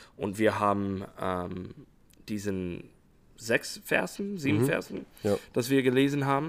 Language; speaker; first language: German; non-native, fluent; English